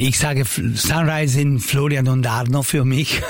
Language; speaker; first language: German; non-native, local second language; Italian